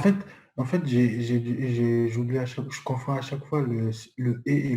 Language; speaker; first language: French; native; French